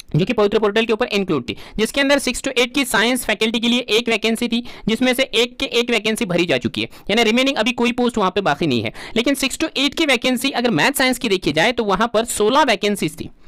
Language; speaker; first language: Hindi; non-native, local second language; Urdu